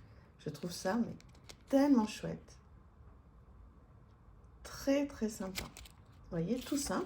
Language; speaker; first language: French; native; French